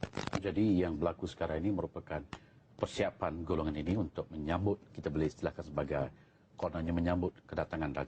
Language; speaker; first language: Malay; native; Malay